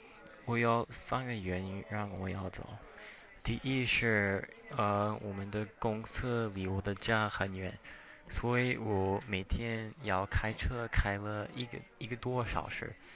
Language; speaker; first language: Chinese; non-native, fluent; English